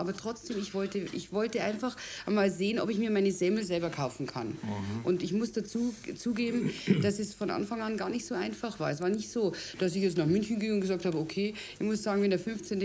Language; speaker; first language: German; native; German